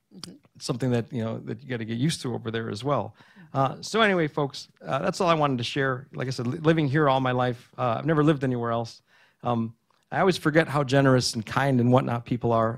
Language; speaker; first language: English; early bilingual, other home language; Greek